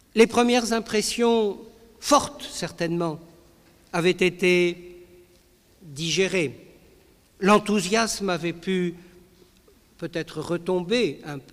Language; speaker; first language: French; native; French